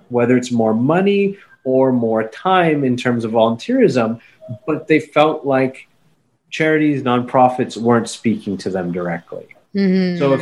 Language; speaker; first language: English; native; English